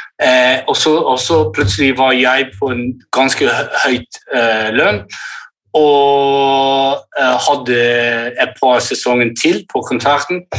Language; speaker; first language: Norwegian; early bilingual, heritage; English